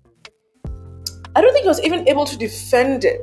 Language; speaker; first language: English; non-native, local second language; Akan